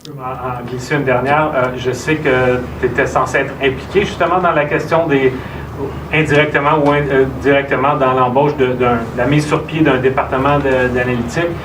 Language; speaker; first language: French; native; French